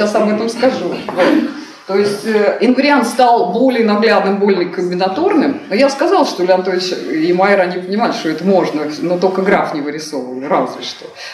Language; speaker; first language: Russian; native; Russian